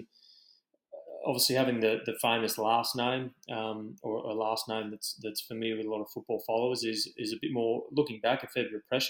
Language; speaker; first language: English; native; English